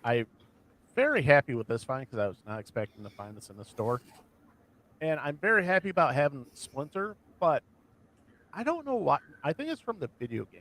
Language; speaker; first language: English; native; English